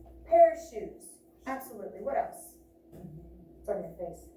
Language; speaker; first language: English; native; English